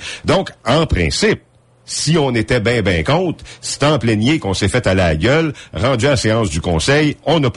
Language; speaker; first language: French; native; French